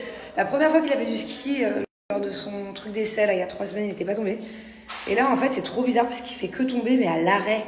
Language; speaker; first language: French; native; French